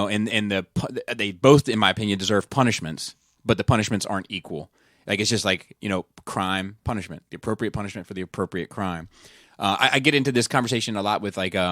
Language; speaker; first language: English; native; English